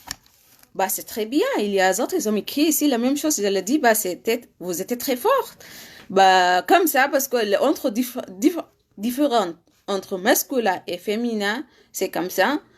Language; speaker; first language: French; non-native, learner; Arabic